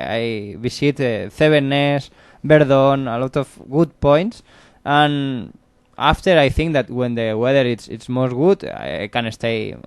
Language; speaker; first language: English; non-native, learner; Spanish